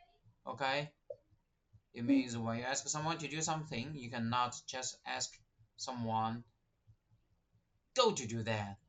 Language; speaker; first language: English; non-native, fluent; Chinese